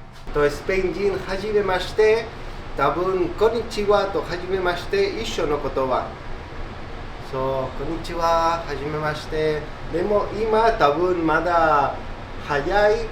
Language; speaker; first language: Japanese; non-native, learner; Spanish